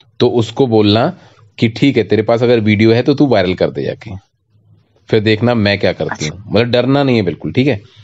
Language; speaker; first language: Hindi; native; Hindi